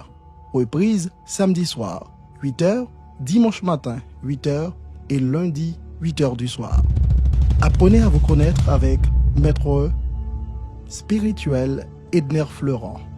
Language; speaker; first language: French; non-native, local second language; Haitian Creole